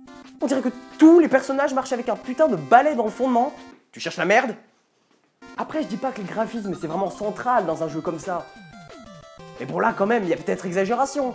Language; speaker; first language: French; native; French